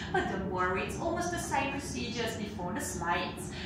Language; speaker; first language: English; non-native, fluent; German